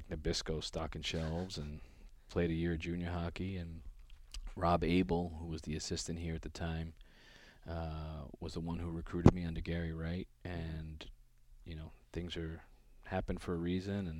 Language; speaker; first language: English; native; English